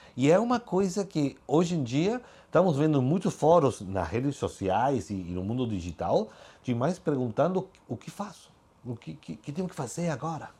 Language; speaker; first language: Portuguese; non-native, fluent; Spanish